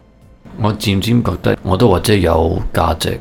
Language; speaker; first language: Cantonese; early bilingual, heritage; Cantonese